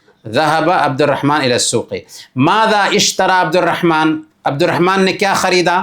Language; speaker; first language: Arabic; non-native, fluent; Urdu